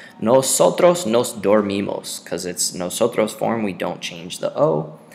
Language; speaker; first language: English; native; English